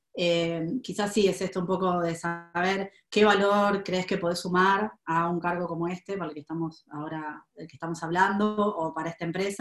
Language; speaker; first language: Spanish; native; Spanish